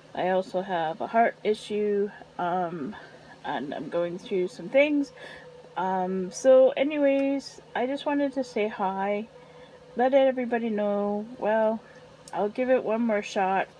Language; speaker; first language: English; native; English